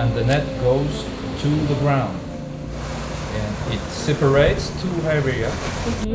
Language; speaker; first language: English; non-native, learner; French